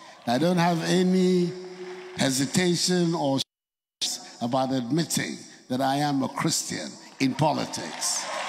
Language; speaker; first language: English; non-native, local second language; Akan